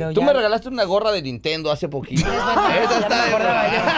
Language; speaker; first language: Spanish; native; Spanish